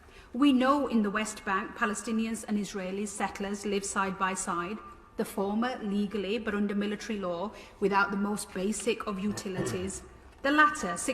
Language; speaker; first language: English; native; English